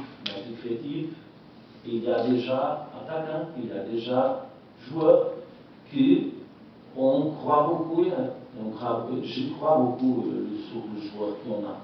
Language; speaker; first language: French; non-native, learner; Portuguese